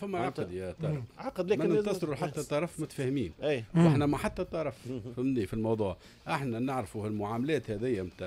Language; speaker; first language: Arabic; native; Arabic